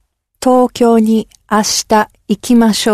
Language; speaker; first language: Japanese; non-native, learner; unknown